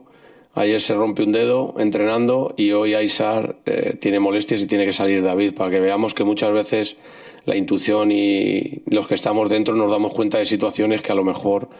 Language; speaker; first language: Spanish; native; Spanish